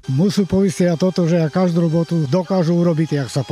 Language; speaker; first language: Slovak; non-native, local second language; Rusyn